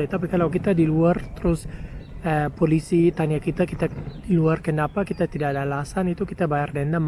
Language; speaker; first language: Indonesian; non-native, fluent; German